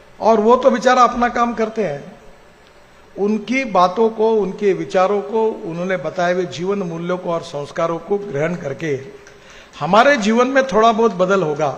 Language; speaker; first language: Hindi; non-native, local second language; Marathi